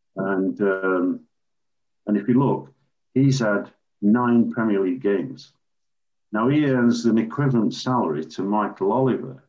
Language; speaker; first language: English; native; English